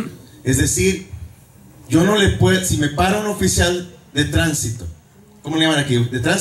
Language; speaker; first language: Spanish; native; Spanish